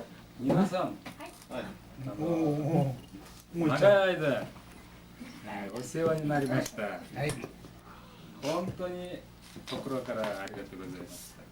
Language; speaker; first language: Japanese; non-native, learner; Kyrgyz